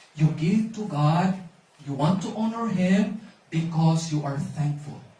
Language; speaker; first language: English; non-native, local second language; Filipino